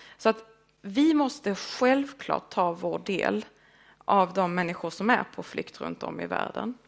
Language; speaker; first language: Swedish; native; Swedish